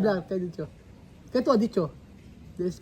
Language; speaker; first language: Spanish; non-native, learner; Filipino